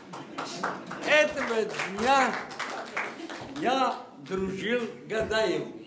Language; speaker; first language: Russian; non-native, local second language; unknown